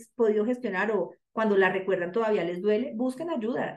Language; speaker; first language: Spanish; native; Spanish